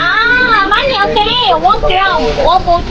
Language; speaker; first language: English; non-native, learner; Chinese